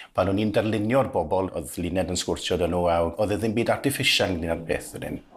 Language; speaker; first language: Welsh; native; Welsh